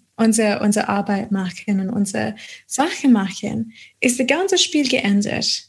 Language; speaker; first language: German; non-native, fluent; English